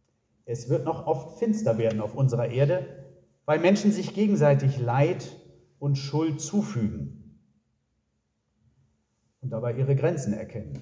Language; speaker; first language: German; native; German